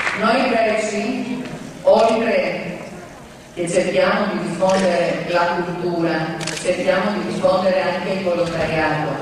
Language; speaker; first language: Italian; non-native, fluent; Greek